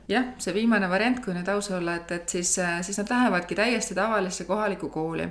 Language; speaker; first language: Estonian; native; Estonian